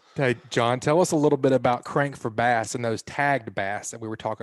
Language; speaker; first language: English; native; English